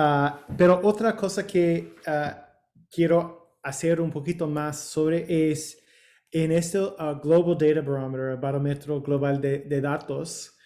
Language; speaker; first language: Spanish; non-native, learner; English